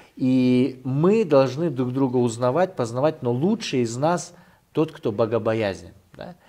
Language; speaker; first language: Russian; non-native, local second language; Kyrgyz